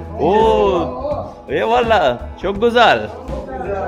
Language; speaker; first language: Turkish; non-native, learner; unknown